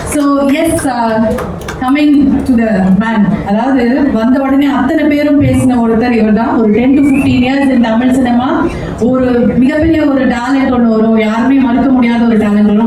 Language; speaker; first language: Tamil; native; Tamil